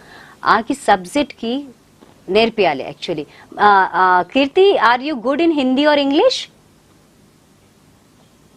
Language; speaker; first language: Telugu; non-native, local second language; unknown